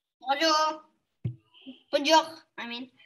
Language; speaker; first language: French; non-native, learner; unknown